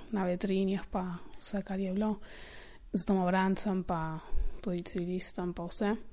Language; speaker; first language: Slovenian; early bilingual, heritage; Slovenian